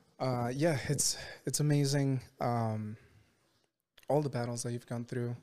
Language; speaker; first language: English; non-native, fluent; Spanish